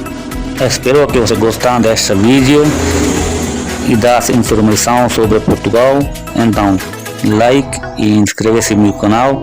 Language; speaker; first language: Portuguese; non-native, learner; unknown